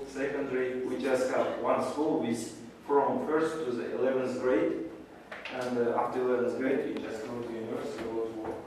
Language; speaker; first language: English; non-native, fluent; Kazakh